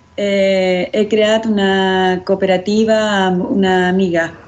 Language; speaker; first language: Catalan; non-native, learner; Spanish